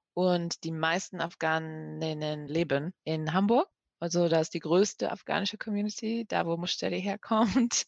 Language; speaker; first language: German; early bilingual, other home language; Persian